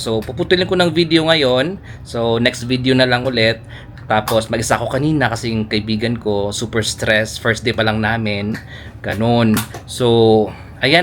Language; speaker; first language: Filipino; non-native, local second language; Waray